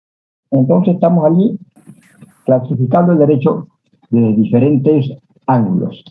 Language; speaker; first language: Spanish; native; Spanish